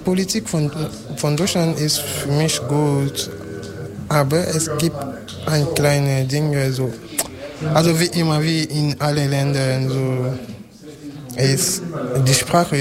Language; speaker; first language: German; non-native, learner; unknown